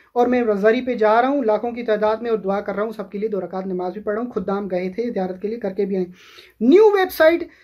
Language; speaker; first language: Urdu; non-native, local second language; Sindhi